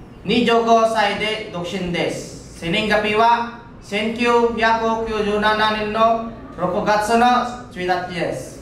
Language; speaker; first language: Japanese; non-native, learner; Filipino